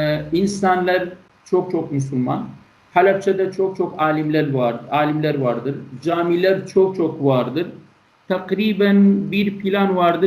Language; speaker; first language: Turkish; non-native, learner; Kurdish